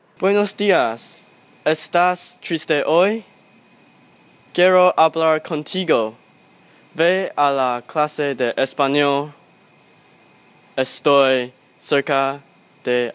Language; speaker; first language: Spanish; non-native, learner; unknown